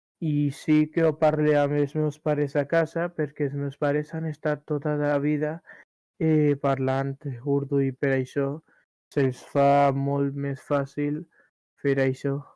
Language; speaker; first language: Catalan; early bilingual, other home language; Urdu